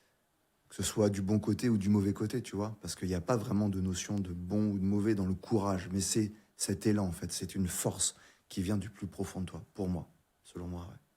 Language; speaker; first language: French; native; French